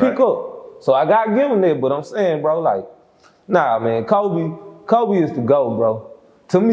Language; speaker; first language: English; native; English